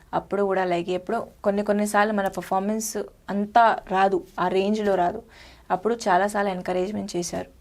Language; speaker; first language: Telugu; non-native, fluent; Hindi